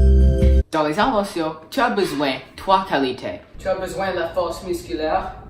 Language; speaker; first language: French; non-native, learner; English